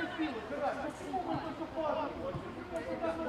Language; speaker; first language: Russian; native; Russian